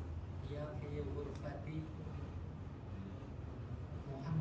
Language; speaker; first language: Arabic; non-native, learner; Indonesian